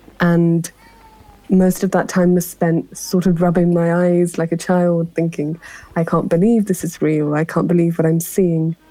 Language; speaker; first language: English; early bilingual, other home language; Pahari-Potwari